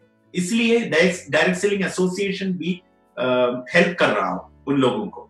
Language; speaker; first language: Hindi; non-native, local second language; Malayalam